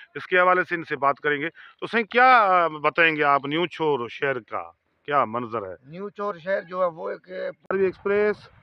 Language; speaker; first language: Urdu; non-native, local second language; Sindhi